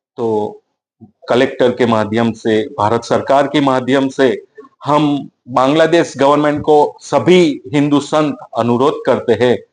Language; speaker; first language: Hindi; non-native, local second language; Gujarati